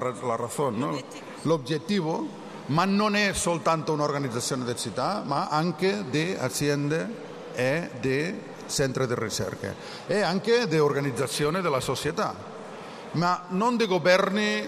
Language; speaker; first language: Italian; non-native, learner; Catalan